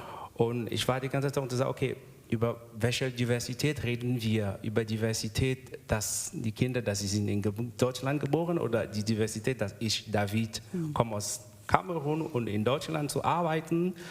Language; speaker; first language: German; non-native, learner; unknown